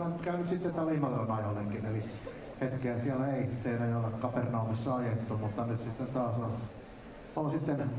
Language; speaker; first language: Finnish; native; Finnish